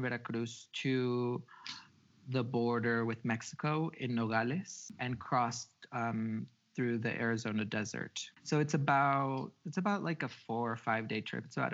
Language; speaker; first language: English; early bilingual, other home language; Spanish